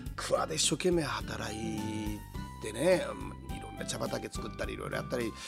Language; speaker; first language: Japanese; native; Japanese